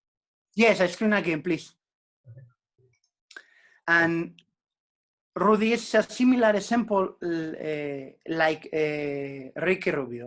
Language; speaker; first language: English; non-native, learner; Spanish